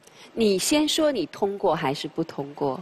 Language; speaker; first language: Chinese; native; Chinese